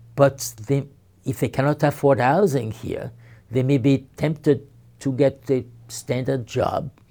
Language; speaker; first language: English; non-native, fluent; French